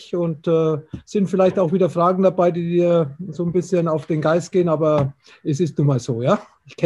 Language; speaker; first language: German; native; German